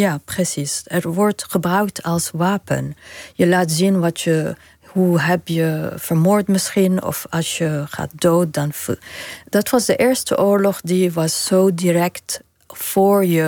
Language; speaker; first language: Dutch; non-native, fluent; Arabic